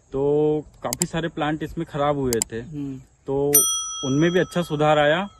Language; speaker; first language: Hindi; non-native, local second language; Gujarati